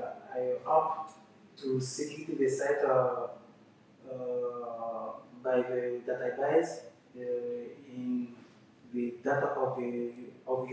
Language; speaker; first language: English; non-native, learner; French